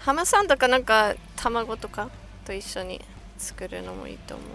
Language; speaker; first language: Japanese; non-native, fluent; English